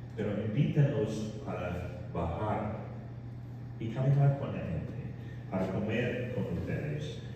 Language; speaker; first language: Spanish; non-native, fluent; English